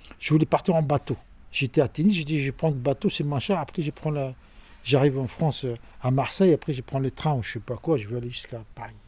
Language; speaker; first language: French; non-native, learner; Arabic